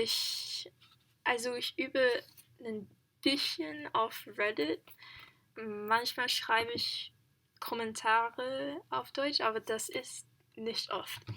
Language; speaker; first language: German; non-native, learner; English